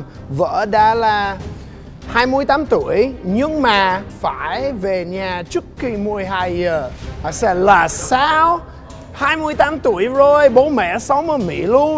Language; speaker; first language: Vietnamese; non-native, learner; English